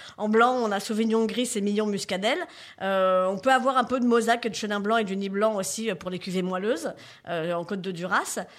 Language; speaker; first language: French; native; French